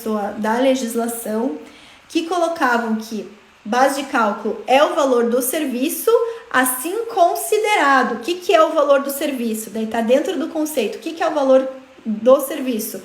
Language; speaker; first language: Portuguese; native; Portuguese